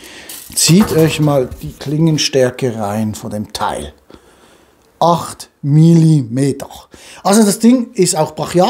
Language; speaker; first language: German; native; German